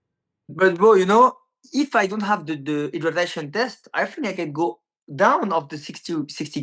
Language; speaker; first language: English; non-native, learner; French